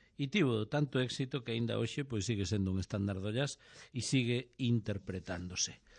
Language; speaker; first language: Galician; native; Galician